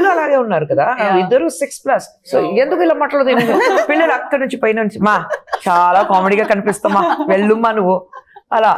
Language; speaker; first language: Telugu; non-native, fluent; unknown